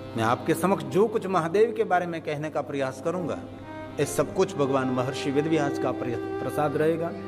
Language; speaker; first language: Hindi; non-native, local second language; Gujarati